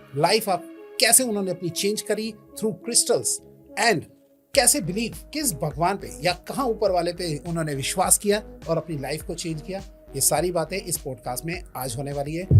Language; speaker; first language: Hindi; native; Hindi